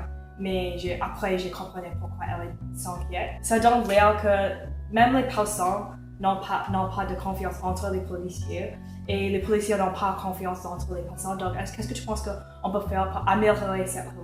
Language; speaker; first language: French; non-native, local second language; English